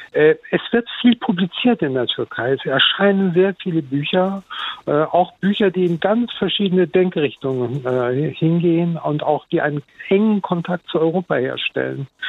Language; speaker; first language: German; early bilingual, other home language; Turkish